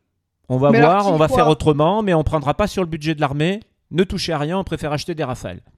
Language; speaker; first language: French; native; French